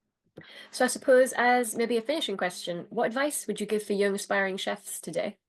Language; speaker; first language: English; native; English